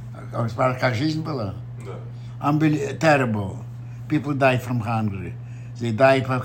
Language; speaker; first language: English; non-native, learner; Romanian